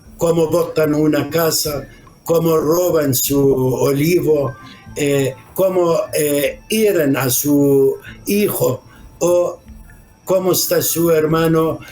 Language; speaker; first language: Spanish; non-native, fluent; Arabic